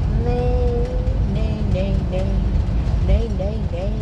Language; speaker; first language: Dutch; non-native, fluent; Cebuano